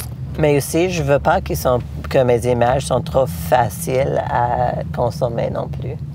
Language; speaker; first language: French; non-native, local second language; English